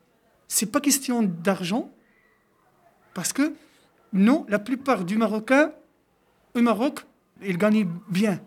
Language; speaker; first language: French; non-native, local second language; Arabic